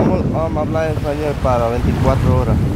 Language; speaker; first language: Spanish; early bilingual, heritage; English